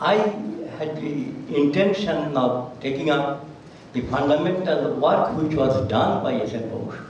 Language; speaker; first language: English; non-native, local second language; Bangla